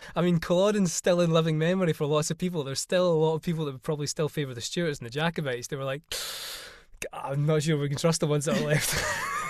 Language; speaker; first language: English; native; English